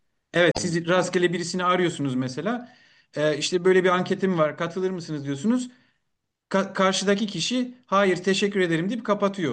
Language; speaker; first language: Turkish; native; Turkish